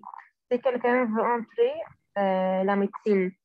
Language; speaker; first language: French; non-native, learner; Arabic